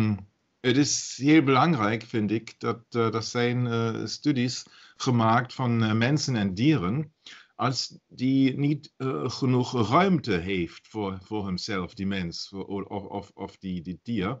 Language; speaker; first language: Dutch; non-native, learner; German